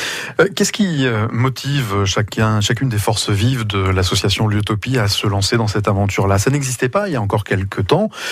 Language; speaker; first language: French; native; French